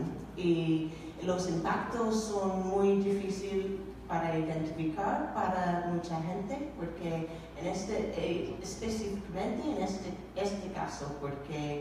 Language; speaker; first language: Spanish; non-native, learner; English